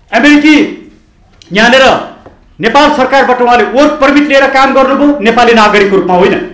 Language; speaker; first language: Nepali; native; Nepali